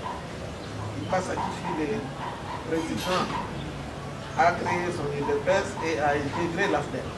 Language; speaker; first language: French; non-native, local second language; Lingala